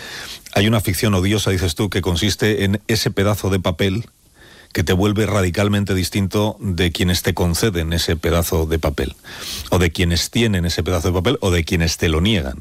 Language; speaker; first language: Spanish; native; Spanish